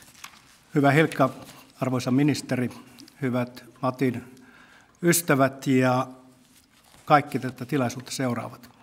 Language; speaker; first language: Finnish; native; Finnish